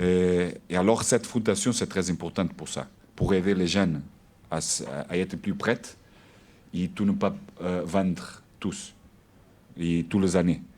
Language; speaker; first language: French; non-native, learner; Portuguese